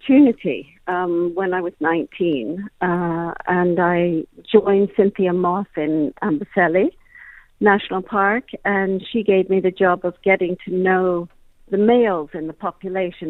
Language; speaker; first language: English; native; English